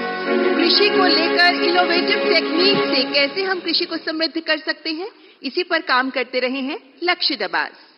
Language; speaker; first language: Hindi; native; Hindi